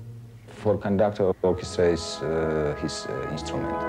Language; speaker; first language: English; non-native, learner; Russian